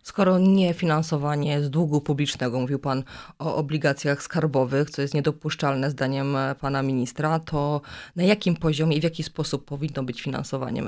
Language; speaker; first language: Polish; native; Polish